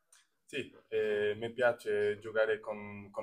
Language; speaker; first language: Italian; native; Italian